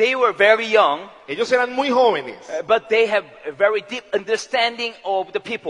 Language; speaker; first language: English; non-native, learner; Korean